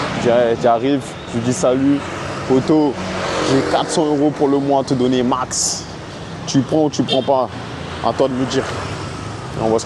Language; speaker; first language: French; native; French